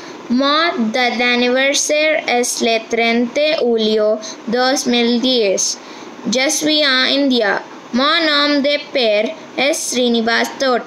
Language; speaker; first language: French; non-native, learner; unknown